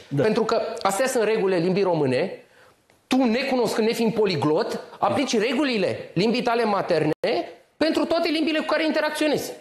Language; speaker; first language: Romanian; native; Romanian